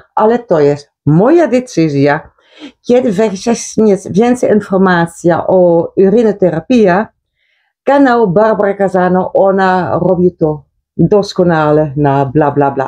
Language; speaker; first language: Polish; non-native, learner; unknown